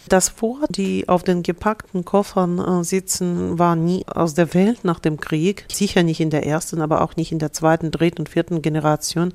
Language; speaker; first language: German; non-native, fluent; Russian